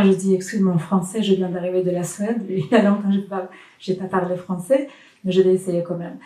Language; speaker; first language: French; non-native, fluent; Swedish